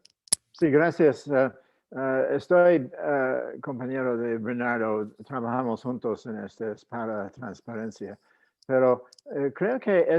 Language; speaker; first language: Spanish; non-native, fluent; English